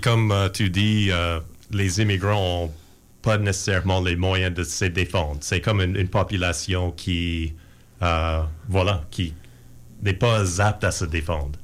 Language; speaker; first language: French; native; French